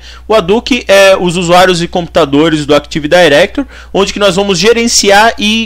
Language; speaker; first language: Portuguese; native; Portuguese